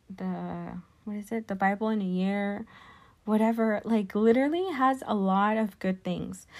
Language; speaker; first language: English; early bilingual, other home language; Spanish